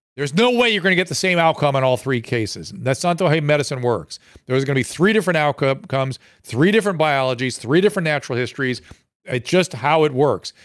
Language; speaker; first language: English; native; English